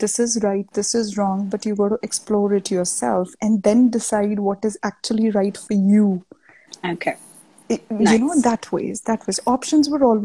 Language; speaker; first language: English; non-native, local second language; Punjabi